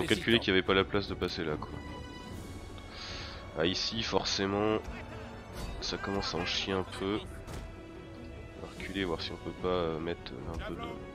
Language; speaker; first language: French; native; French